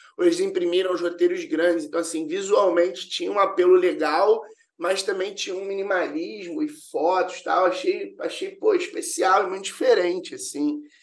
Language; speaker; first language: Portuguese; native; Portuguese